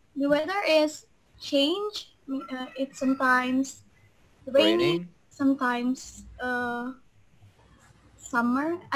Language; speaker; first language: English; non-native, learner; Indonesian